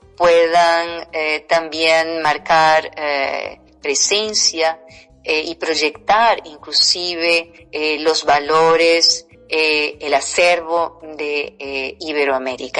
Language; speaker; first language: Spanish; non-native, fluent; Portuguese